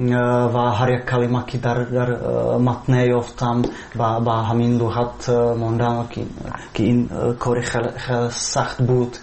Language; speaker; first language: Persian; non-native, fluent; Czech